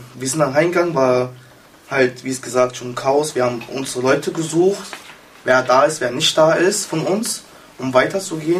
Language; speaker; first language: German; early bilingual, other home language; Kurdish